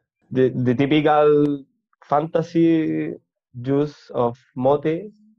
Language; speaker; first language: English; non-native, learner; Spanish